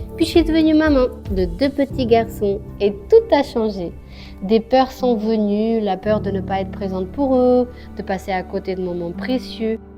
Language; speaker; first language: French; non-native, fluent; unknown